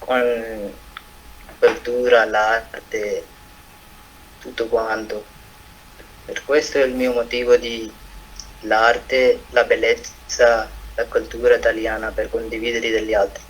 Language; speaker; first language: Italian; non-native, learner; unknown